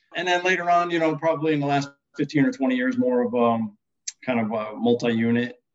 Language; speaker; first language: English; native; English